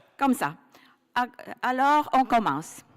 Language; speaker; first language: French; non-native, learner; Polish